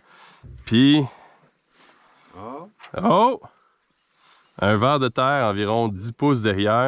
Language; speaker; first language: French; native; French